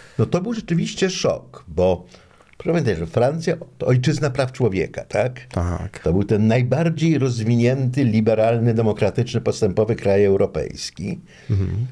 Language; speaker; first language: Polish; native; Polish